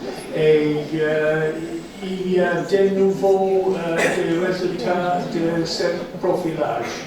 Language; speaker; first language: French; non-native, fluent; English